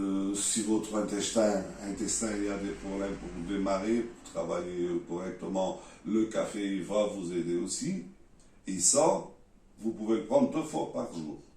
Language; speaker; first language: French; non-native, learner; Portuguese